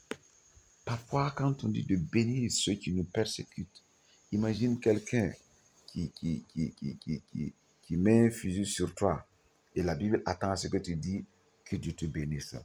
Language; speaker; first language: French; non-native, local second language; Mossi